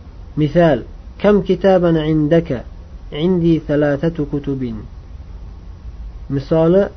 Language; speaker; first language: Arabic; non-native, fluent; Uzbek